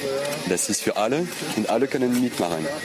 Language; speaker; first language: German; non-native, fluent; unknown